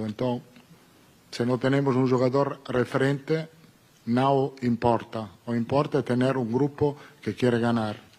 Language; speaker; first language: Spanish; non-native, fluent; Italian